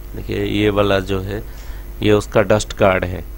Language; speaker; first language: Hindi; non-native, local second language; Odia